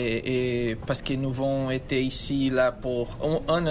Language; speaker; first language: French; non-native, learner; Portuguese